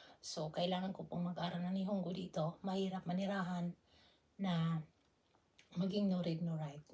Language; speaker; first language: Filipino; non-native, local second language; Cebuano